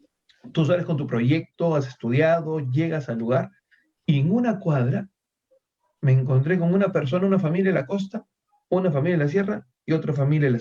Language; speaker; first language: Spanish; native; Spanish